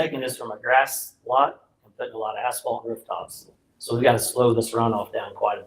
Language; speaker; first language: English; native; English